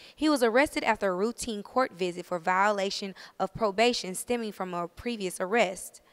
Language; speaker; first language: English; native; English